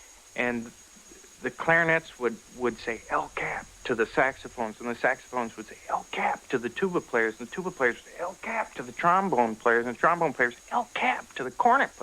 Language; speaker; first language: English; native; English